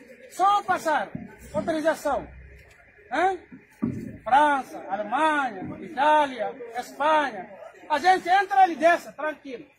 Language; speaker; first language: Portuguese; non-native, learner; Haitian Creole